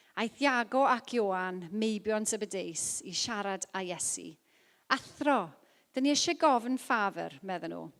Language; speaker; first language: Welsh; non-native, local second language; English